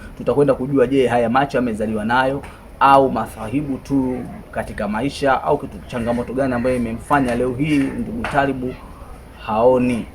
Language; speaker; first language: Swahili; native; Swahili